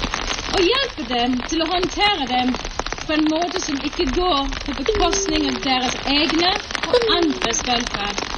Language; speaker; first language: Norwegian; non-native, fluent; English